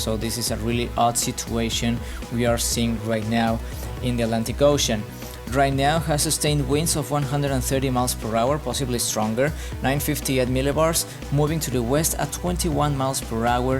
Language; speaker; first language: English; non-native, fluent; Spanish